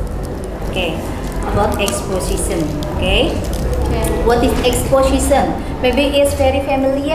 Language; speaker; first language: English; non-native, learner; Indonesian